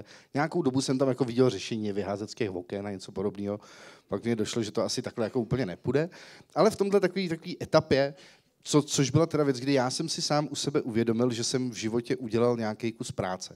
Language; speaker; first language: Czech; native; Czech